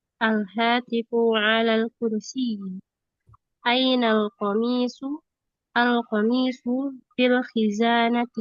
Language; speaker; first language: Arabic; non-native, learner; Indonesian